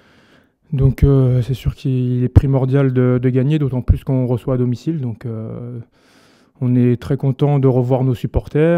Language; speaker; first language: French; native; French